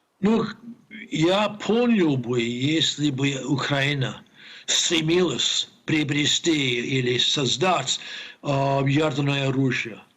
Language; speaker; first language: Russian; non-native, fluent; English